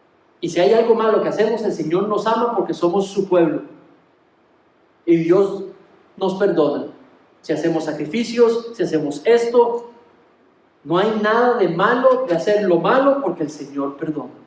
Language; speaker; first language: Spanish; native; Spanish